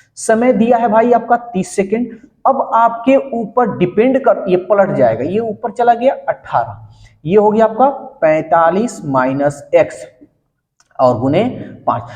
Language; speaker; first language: Hindi; native; Hindi